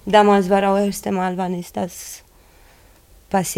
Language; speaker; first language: German; non-native, learner; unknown